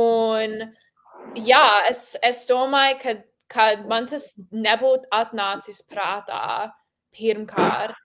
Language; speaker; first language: Latvian; early bilingual, heritage; Latvian